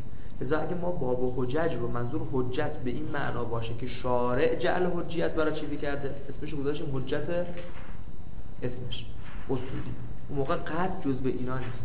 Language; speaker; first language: Persian; native; Persian